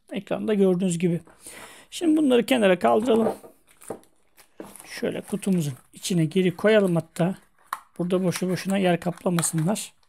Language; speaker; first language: Turkish; native; Turkish